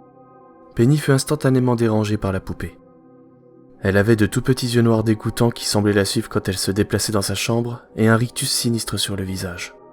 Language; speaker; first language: French; native; French